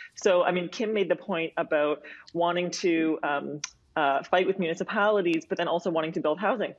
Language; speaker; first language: English; native; English